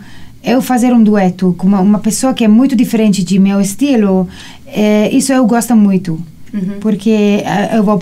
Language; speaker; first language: Portuguese; non-native, learner; Italian